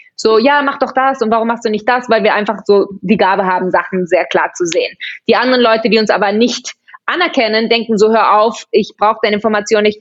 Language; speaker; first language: German; early bilingual, heritage; German